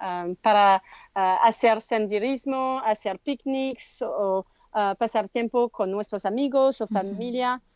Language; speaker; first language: Spanish; non-native, learner; French